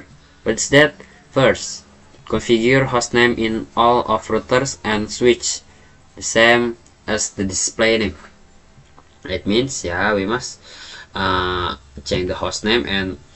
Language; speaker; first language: English; non-native, learner; Indonesian